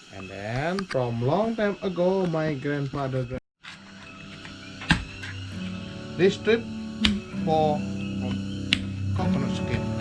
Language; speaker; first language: English; non-native, learner; Indonesian